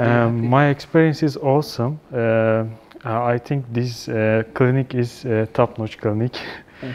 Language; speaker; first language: English; non-native, fluent; Turkish